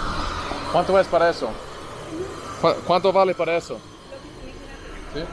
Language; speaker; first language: Spanish; non-native, learner; English